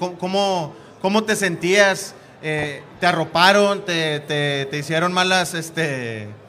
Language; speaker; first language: Spanish; native; Spanish